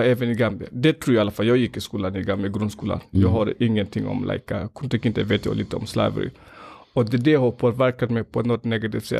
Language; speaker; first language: Swedish; non-native, fluent; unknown